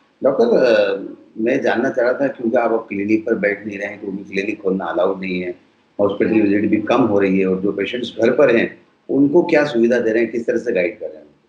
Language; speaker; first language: Hindi; native; Hindi